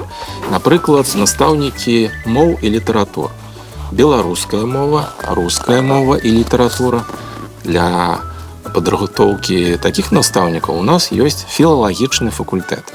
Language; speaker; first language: Belarusian; native; Belarusian